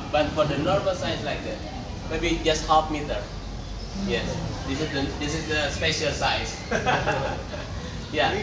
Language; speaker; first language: English; non-native, fluent; Indonesian